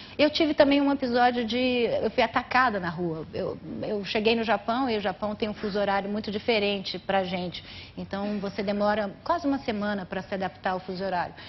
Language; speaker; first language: Portuguese; native; Portuguese